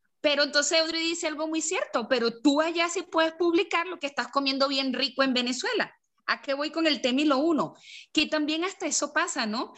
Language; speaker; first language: Spanish; native; Spanish